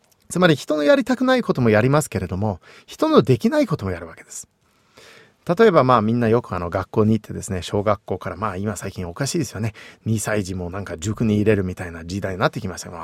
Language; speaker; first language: Japanese; non-native, fluent; English